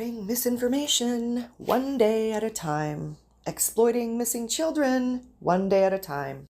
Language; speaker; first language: English; native; English